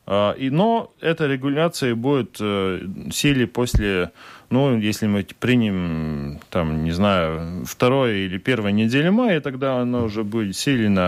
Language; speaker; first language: Russian; non-native, local second language; Latvian